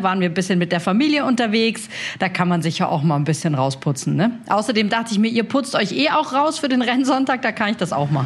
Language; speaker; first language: German; native; German